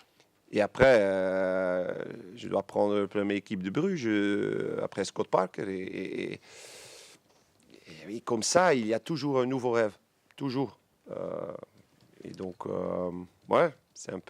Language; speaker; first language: French; non-native, local second language; Dutch